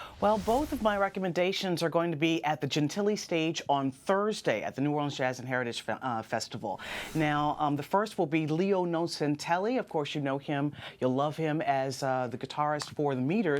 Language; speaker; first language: English; native; English